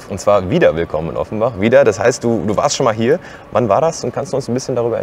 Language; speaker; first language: German; native; German